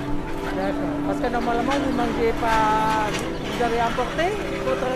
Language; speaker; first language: French; non-native, fluent; Indonesian